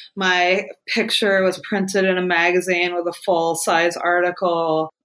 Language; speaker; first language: English; native; English